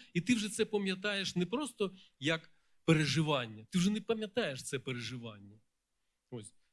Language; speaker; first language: Ukrainian; non-native, local second language; Russian